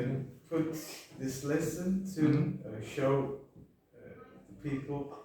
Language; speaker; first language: English; non-native, learner; Turkish